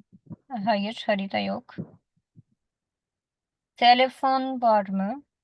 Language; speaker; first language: Turkish; non-native, fluent; Urdu